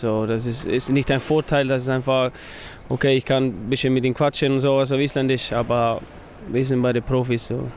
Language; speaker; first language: German; non-native, fluent; Icelandic